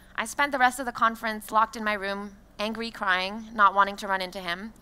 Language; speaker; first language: English; non-native, fluent; French